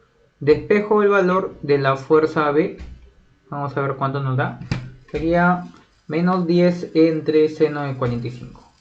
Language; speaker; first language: Spanish; native; Spanish